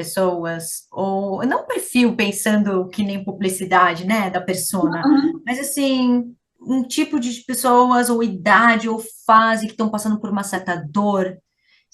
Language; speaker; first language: Portuguese; native; Portuguese